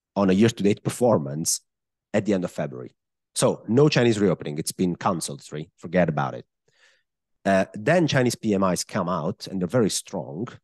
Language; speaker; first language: English; non-native, fluent; Italian